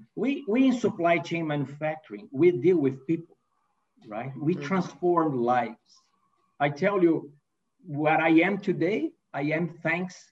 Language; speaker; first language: English; non-native, fluent; Portuguese